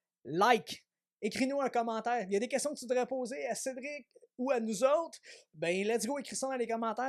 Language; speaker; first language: French; native; French